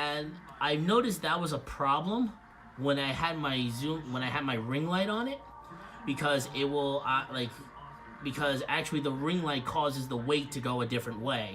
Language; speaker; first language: English; native; English